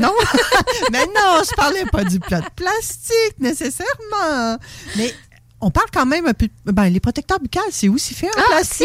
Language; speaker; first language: French; native; French